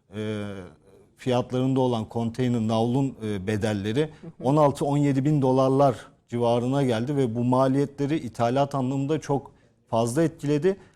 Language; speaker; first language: Turkish; native; Turkish